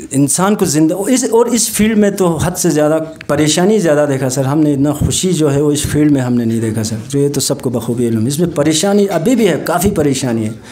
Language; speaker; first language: Hindi; non-native, local second language; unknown